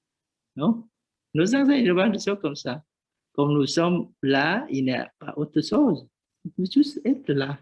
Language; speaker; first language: French; non-native, learner; Vietnamese